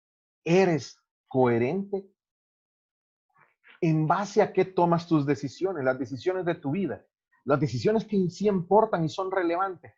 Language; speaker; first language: Spanish; native; Spanish